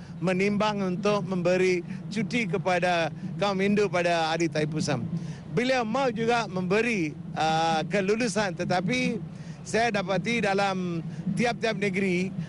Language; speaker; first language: Malay; non-native, local second language; Tamil